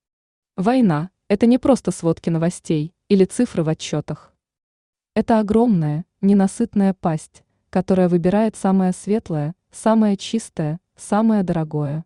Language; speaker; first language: Russian; native; Russian